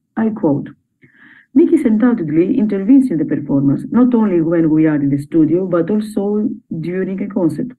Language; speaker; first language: English; non-native, fluent; Greek